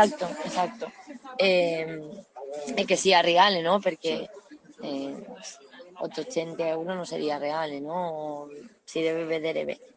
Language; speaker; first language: Italian; non-native, learner; Spanish